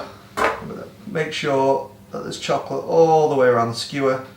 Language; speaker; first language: English; native; English